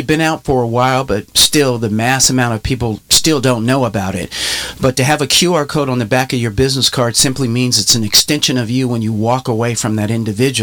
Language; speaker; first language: English; native; English